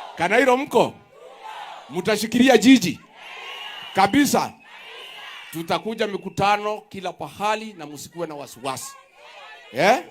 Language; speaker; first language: Swahili; non-native, local second language; Kikuyu